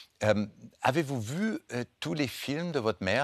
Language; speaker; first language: French; non-native, fluent; German